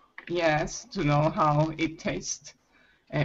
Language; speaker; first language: English; non-native, learner; Spanish